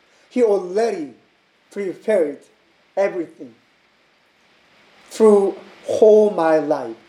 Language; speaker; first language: English; non-native, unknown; Korean